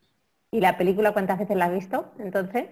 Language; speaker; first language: Spanish; native; Spanish